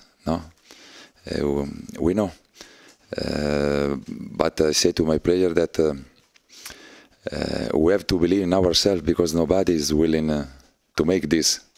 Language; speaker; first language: English; non-native, learner; Italian